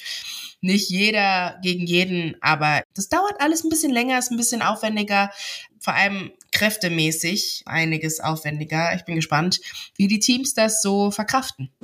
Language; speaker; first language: German; native; German